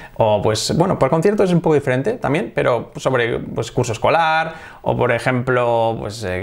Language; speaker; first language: Spanish; native; Spanish